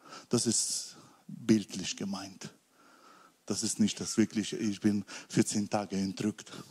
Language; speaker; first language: German; non-native, learner; Russian